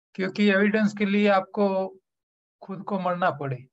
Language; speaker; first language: Hindi; non-native, local second language; Gujarati